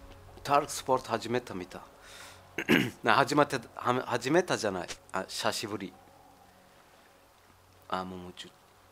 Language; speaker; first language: Japanese; non-native, learner; German